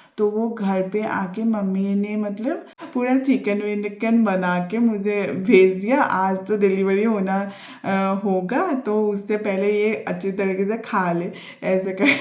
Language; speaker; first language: Hindi; non-native, local second language; Assamese